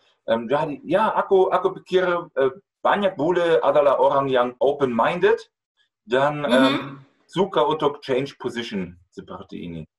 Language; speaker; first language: Indonesian; non-native, fluent; German